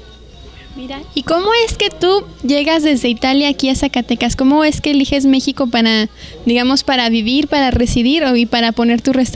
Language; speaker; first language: Spanish; native; Spanish